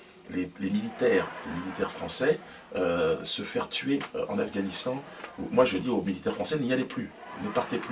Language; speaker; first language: French; native; French